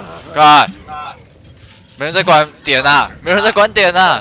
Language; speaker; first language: Chinese; native; Chinese